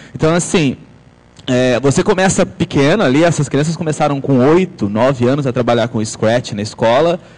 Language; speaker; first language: Portuguese; native; Portuguese